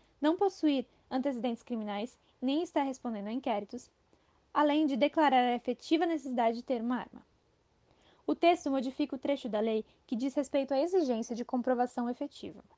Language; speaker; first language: Portuguese; native; Portuguese